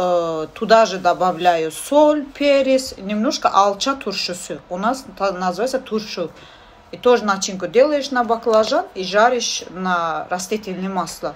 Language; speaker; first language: Russian; non-native, fluent; Azerbaijani